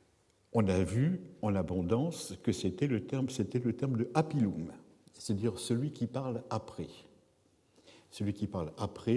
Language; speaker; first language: French; native; French